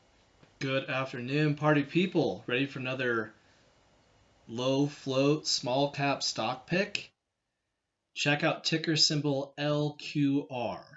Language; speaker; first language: English; native; English